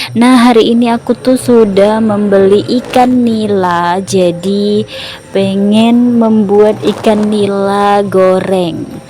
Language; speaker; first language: Indonesian; non-native, local second language; Malay